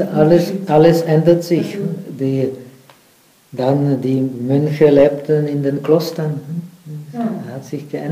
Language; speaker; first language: German; non-native, fluent; Czech